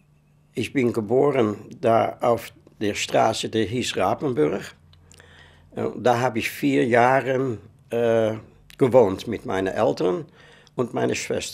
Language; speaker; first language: German; non-native, fluent; Dutch